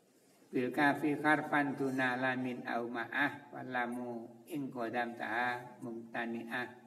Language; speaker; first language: Arabic; non-native, fluent; Indonesian